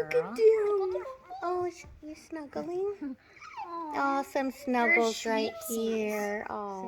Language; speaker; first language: English; native; English